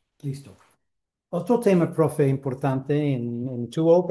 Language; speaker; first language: Spanish; non-native, fluent; English